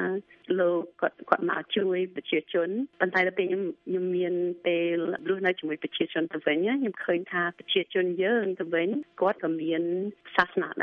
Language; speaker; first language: Khmer; early bilingual, heritage; Khmer